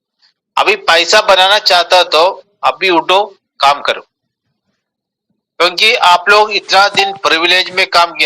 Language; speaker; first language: Hindi; non-native, local second language; Malayalam